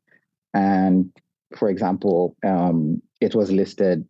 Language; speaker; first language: English; non-native, local second language; Yoruba